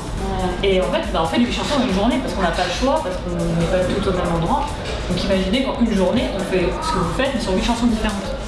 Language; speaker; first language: French; native; French